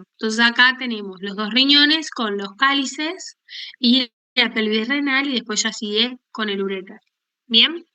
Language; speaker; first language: Spanish; native; Spanish